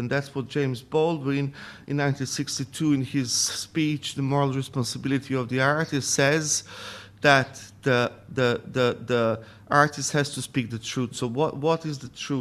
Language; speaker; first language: English; non-native, fluent; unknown